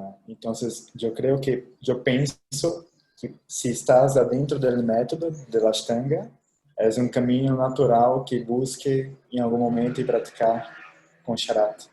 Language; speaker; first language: Spanish; non-native, fluent; Portuguese